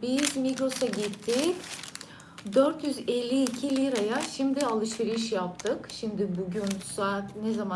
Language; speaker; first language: Turkish; non-native, fluent; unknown